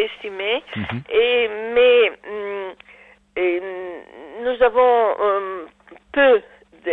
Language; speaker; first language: French; non-native, learner; Italian